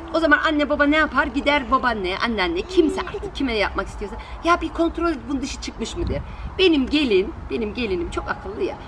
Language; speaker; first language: Turkish; native; Turkish